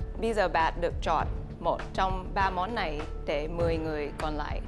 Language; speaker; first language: Vietnamese; early bilingual, heritage; English